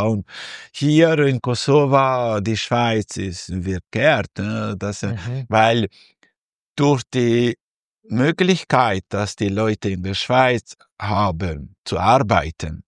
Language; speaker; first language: German; non-native, fluent; Albanian